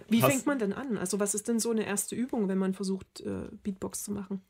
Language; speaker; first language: German; native; German